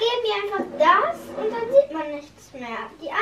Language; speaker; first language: German; native; German